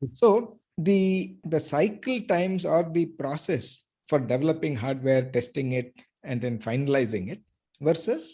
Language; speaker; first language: English; non-native, local second language; Tamil